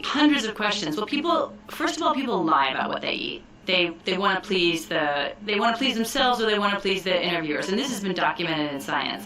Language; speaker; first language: English; native; English